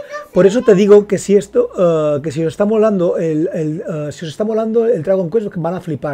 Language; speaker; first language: Spanish; native; Spanish